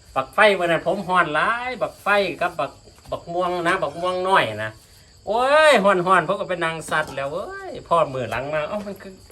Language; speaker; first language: Thai; non-native, local second language; Northeastern Thai